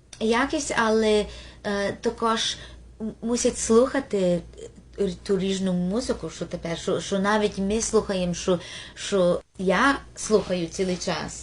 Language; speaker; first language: Ukrainian; early bilingual, heritage; Ukrainian